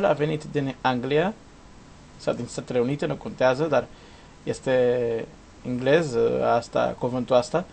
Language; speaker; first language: Romanian; non-native, learner; Portuguese